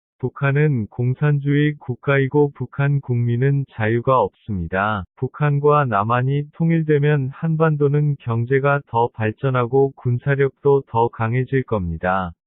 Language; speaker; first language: Korean; non-native, learner; Vietnamese